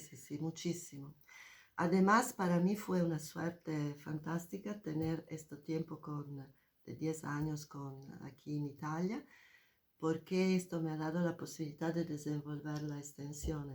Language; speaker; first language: Spanish; non-native, fluent; Italian